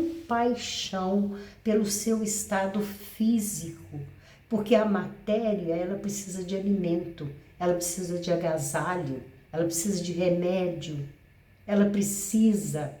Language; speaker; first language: Portuguese; native; Portuguese